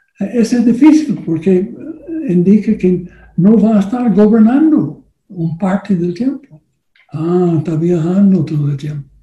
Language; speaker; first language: Spanish; non-native, learner; English